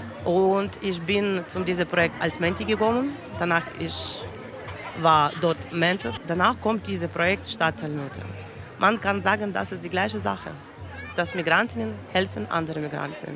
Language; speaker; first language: German; non-native, learner; Russian